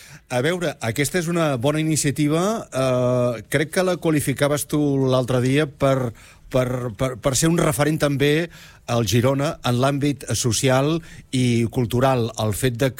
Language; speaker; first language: Catalan; native; Catalan